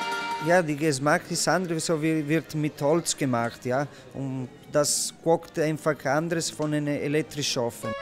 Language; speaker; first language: German; non-native, learner; Italian